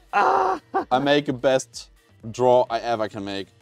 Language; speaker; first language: English; non-native, learner; German